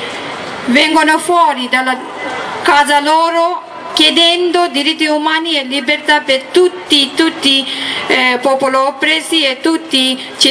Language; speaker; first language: Italian; non-native, learner; Tibetan